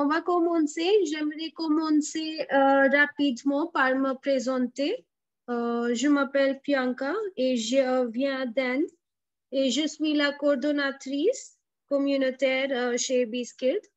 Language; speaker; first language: French; non-native, fluent; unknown